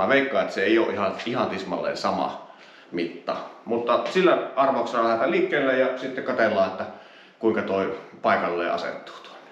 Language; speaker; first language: Finnish; native; Finnish